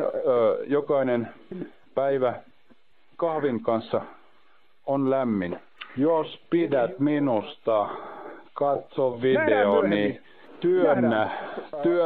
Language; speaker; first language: Finnish; non-native, learner; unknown